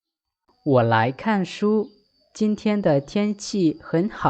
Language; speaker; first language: Chinese; non-native, fluent; Lao